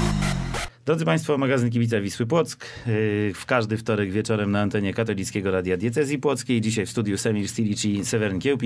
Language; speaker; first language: Polish; native; Polish